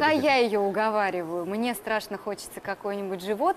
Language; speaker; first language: Russian; native; Russian